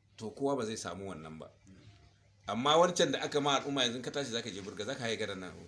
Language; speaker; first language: Hausa; non-native, local second language; Fula